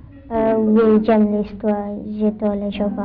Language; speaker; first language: French; non-native, learner; English